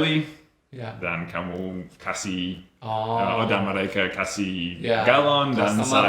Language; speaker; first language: Indonesian; non-native, learner; English